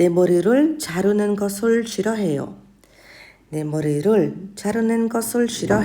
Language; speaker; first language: Korean; non-native, fluent; Portuguese